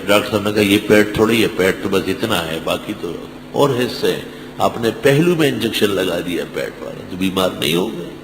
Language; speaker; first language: Urdu; non-native, local second language; Pashto